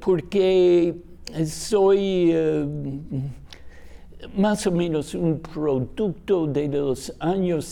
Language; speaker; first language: Spanish; non-native, fluent; English